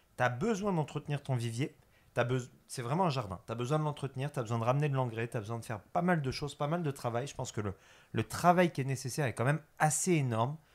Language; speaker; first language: French; native; French